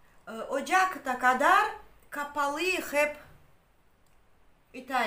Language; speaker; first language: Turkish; non-native, learner; Russian